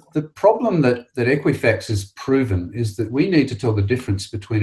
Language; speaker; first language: English; native; English